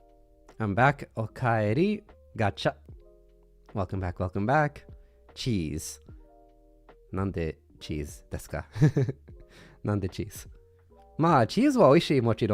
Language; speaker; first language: Japanese; non-native, learner; English